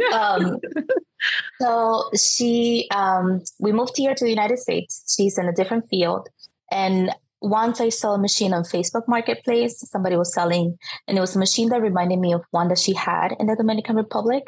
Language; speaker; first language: English; non-native, fluent; Spanish